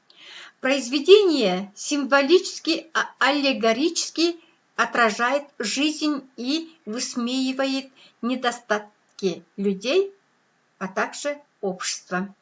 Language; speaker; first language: Russian; non-native, local second language; Kyrgyz